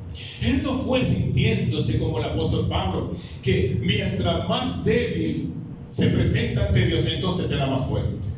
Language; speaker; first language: Spanish; native; Spanish